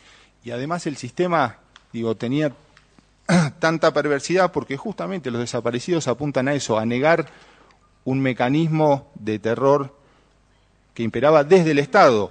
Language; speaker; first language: Spanish; native; Spanish